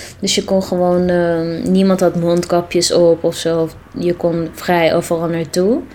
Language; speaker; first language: Dutch; early bilingual, other home language; Tigrinya